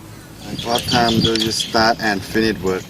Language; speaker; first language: English; non-native, learner; Thai